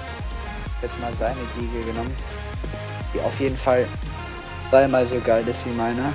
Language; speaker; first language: German; native; German